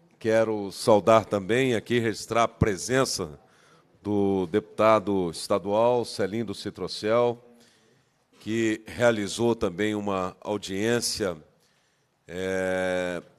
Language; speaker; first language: Portuguese; native; Portuguese